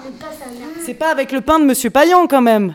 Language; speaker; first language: French; native; French